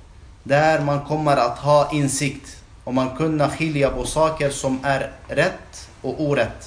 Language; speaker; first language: Swedish; non-native, fluent; Arabic